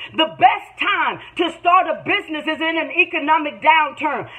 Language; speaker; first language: English; native; English